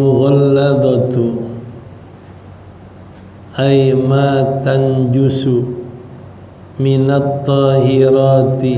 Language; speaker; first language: Arabic; non-native, fluent; Indonesian